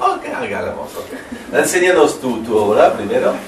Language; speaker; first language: Spanish; non-native, learner; French